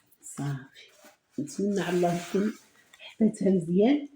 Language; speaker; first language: Arabic; native; Arabic